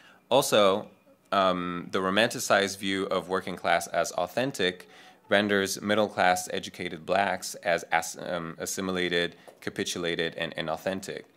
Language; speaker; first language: English; non-native, fluent; French